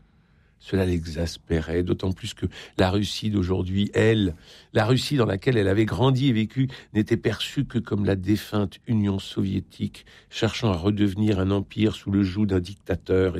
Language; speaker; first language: French; native; French